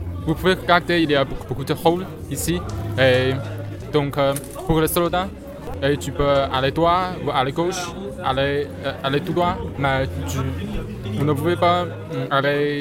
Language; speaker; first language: French; non-native, learner; Chinese